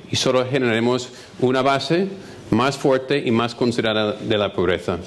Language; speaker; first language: Spanish; non-native, fluent; English